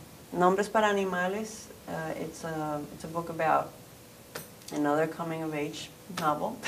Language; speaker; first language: English; early bilingual, other home language; Spanish